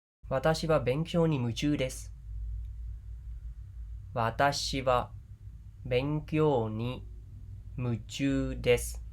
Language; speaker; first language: Japanese; non-native, fluent; Khmer